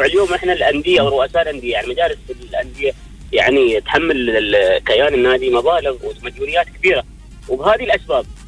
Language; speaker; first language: Arabic; native; Arabic